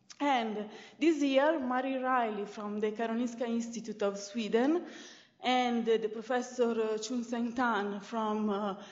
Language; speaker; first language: English; non-native, fluent; Italian